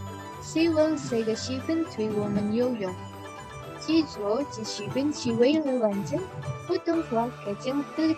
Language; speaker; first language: Chinese; non-native, learner; Indonesian